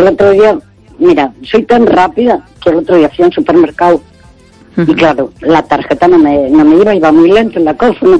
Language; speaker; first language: Spanish; native; Spanish